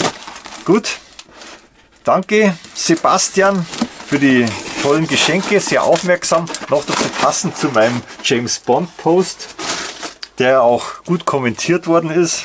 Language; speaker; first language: German; native; German